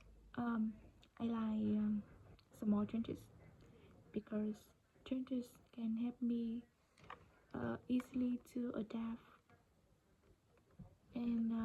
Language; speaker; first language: English; non-native, learner; Vietnamese